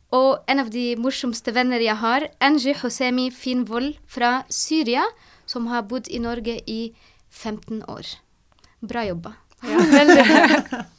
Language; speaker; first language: Norwegian; non-native, fluent; Arabic